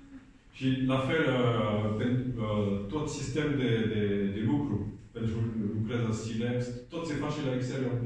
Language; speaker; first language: Romanian; non-native, learner; French